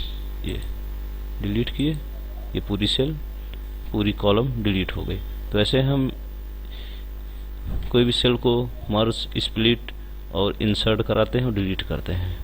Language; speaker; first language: Hindi; native; Hindi